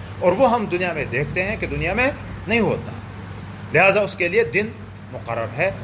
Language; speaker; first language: Urdu; non-native, local second language; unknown